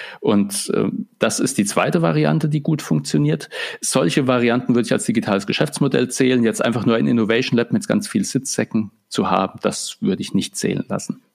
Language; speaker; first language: German; native; German